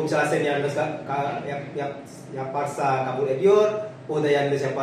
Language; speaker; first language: Turkish; non-native, learner; Indonesian